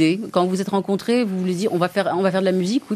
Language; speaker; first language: French; native; French